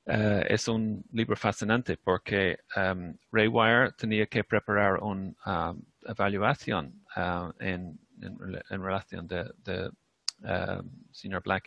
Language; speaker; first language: Spanish; non-native, fluent; English